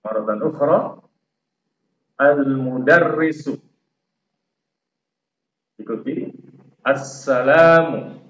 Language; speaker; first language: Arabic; non-native, fluent; Indonesian